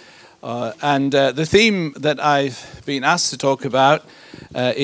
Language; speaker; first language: English; native; English